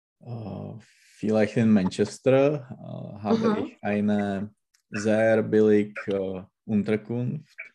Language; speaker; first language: German; non-native, learner; Czech